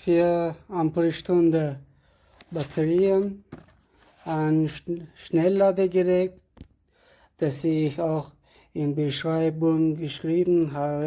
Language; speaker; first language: German; non-native, fluent; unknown